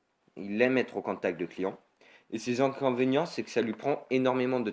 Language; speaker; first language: French; native; French